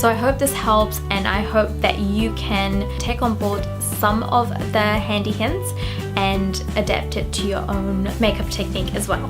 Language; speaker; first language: English; non-native, local second language; Sinhala